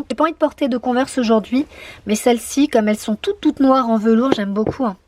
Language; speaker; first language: French; native; French